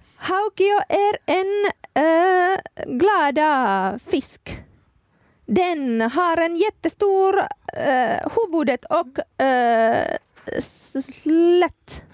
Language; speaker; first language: Swedish; non-native, learner; Finnish